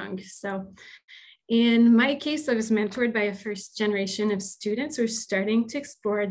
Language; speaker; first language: English; non-native, fluent; French